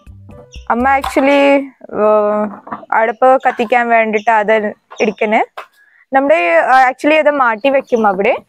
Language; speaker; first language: Malayalam; non-native, learner; Hindi